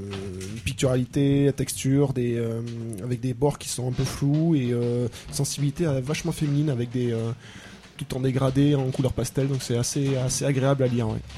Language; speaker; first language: French; native; French